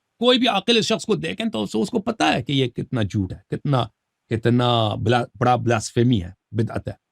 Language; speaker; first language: Urdu; early bilingual, heritage; Urdu